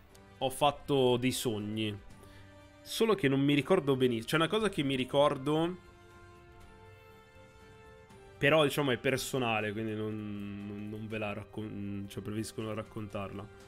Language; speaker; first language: Italian; native; Italian